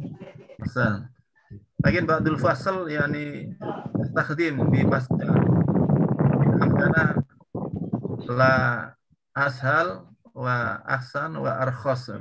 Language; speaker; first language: Arabic; non-native, learner; Indonesian